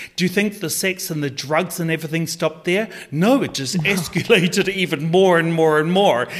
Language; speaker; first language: English; native; English